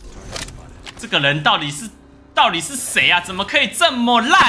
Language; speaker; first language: Chinese; native; Chinese